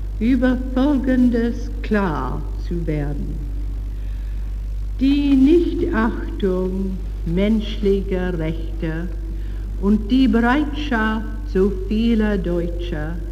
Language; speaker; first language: German; non-native, learner; English